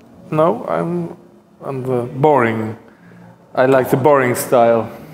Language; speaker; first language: English; non-native, fluent; German